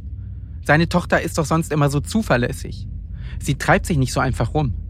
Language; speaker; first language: German; native; German